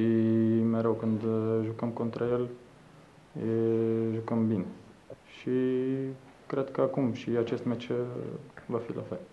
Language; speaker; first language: Romanian; non-native, learner; Bulgarian